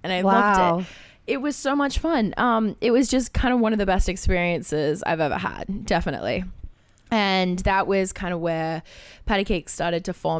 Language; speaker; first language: English; native; English